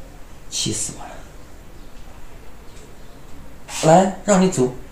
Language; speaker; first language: Chinese; native; Chinese